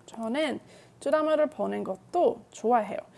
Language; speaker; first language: Korean; non-native, fluent; English